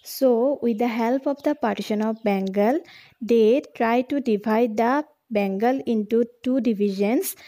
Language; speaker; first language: English; non-native, local second language; Assamese